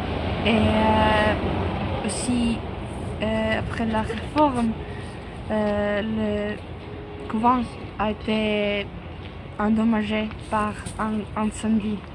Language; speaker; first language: French; non-native, learner; Estonian